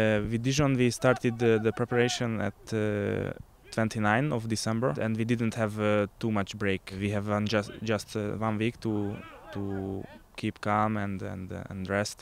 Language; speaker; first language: English; non-native, fluent; Hungarian